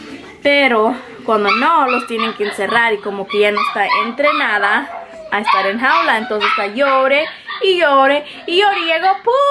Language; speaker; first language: Spanish; early bilingual, heritage; Spanish